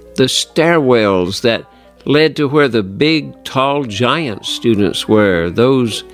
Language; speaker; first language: English; native; English